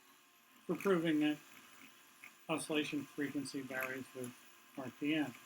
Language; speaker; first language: English; native; English